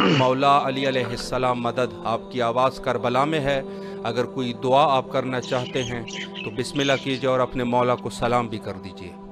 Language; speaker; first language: Urdu; native; Urdu